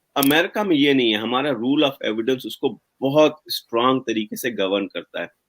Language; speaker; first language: Urdu; native; Urdu